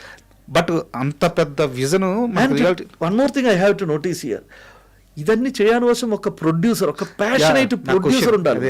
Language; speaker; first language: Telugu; non-native, fluent; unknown